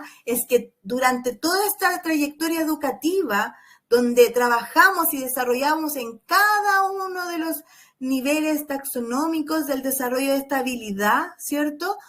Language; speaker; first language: Spanish; native; Spanish